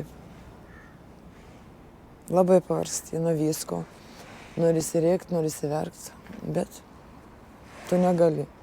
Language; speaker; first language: Lithuanian; early bilingual, other home language; Russian